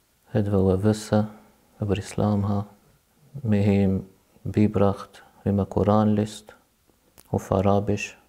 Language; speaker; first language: German; non-native, fluent; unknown